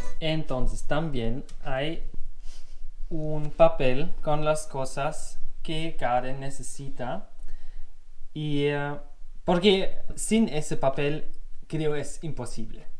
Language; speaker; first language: Spanish; non-native, learner; German